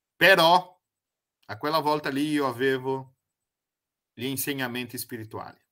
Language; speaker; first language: Italian; non-native, fluent; Portuguese